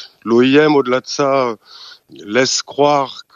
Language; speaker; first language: French; native; French